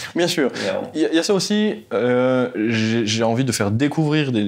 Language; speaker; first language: French; native; French